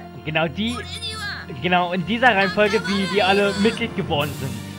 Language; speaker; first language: German; native; German